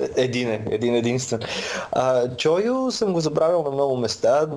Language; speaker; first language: Bulgarian; native; Bulgarian